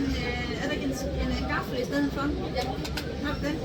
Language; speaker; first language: Danish; non-native, learner; Vietnamese